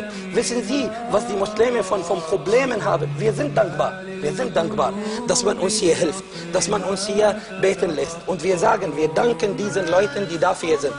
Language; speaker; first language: German; non-native, fluent; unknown